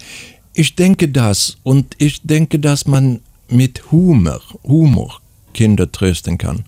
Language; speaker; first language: German; non-native, fluent; Swedish